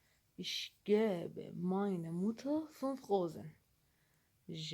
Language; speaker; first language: German; non-native, learner; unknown